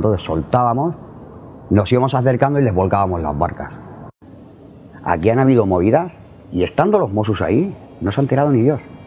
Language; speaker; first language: Spanish; native; Spanish